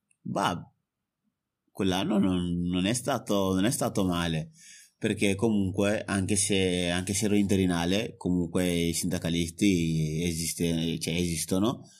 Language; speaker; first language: Italian; non-native, fluent; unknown